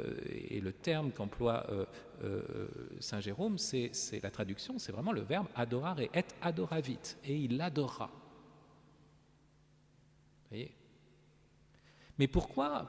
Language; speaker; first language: French; native; French